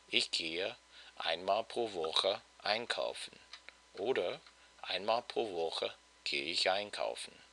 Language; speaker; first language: German; non-native, fluent; English